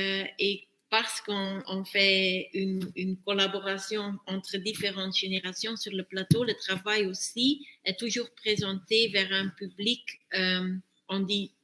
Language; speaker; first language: French; non-native, fluent; Dutch